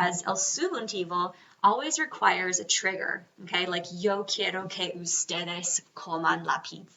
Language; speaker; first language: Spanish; non-native, fluent; English